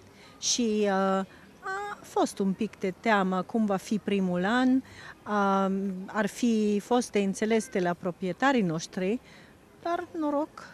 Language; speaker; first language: Romanian; non-native, fluent; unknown